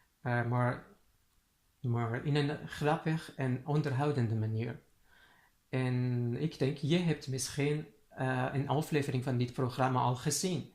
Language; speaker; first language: Dutch; non-native, fluent; Persian